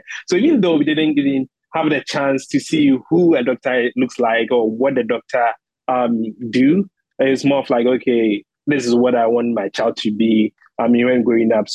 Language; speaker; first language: English; non-native, local second language; Akan